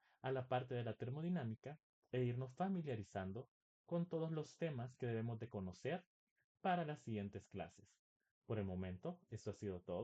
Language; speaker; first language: Spanish; native; Spanish